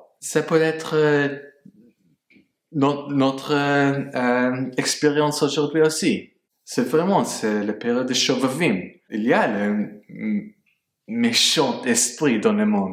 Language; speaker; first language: French; non-native, fluent; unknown